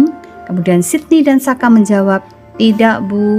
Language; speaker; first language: Indonesian; native; Indonesian